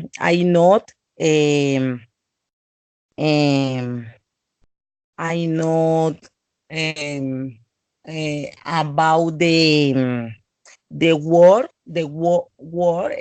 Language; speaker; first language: English; non-native, learner; Spanish